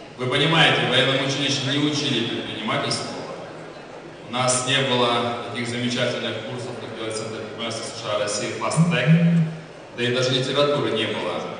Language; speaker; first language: Russian; native; Russian